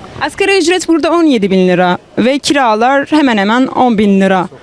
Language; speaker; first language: Turkish; native; Turkish